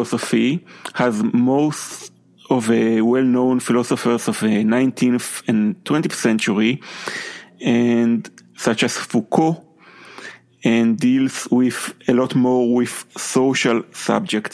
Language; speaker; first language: English; non-native, fluent; Hebrew